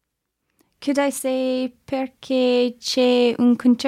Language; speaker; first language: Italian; non-native, learner; English